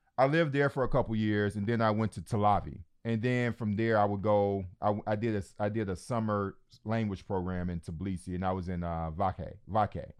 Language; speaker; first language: English; native; English